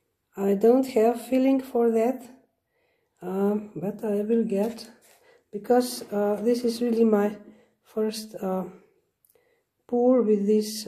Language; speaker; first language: English; non-native, learner; Slovenian